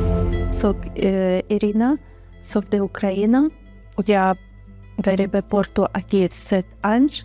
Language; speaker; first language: Catalan; non-native, learner; Ukrainian